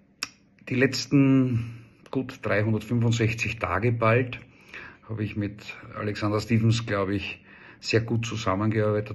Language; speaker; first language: German; native; German